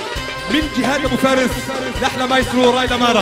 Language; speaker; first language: Arabic; native; Arabic